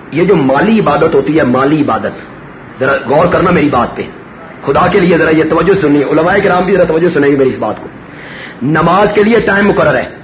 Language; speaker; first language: Urdu; non-native, local second language; Punjabi